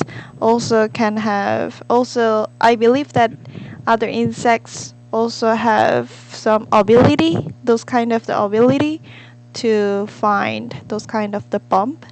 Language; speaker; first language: English; non-native, learner; Korean